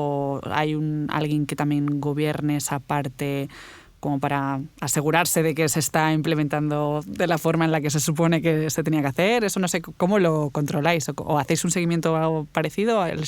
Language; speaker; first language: Spanish; native; Spanish